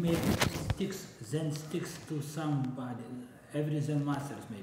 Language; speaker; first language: English; non-native, learner; Korean